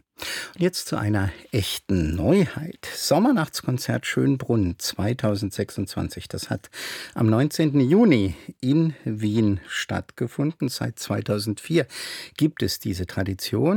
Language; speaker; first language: German; native; German